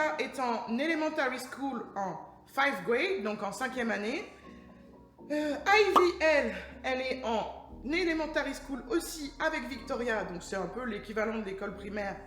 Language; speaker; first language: French; native; French